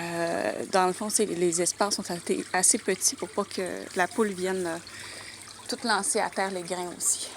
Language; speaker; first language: French; native; French